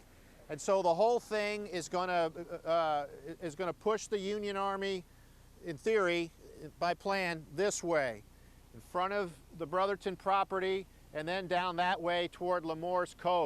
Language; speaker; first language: English; native; English